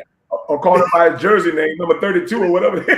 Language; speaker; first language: English; native; English